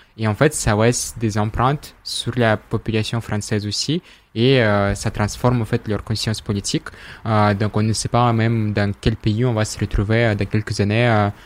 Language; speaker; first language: French; non-native, fluent; Russian